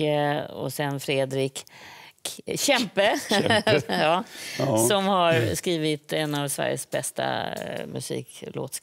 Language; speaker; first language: Swedish; native; Swedish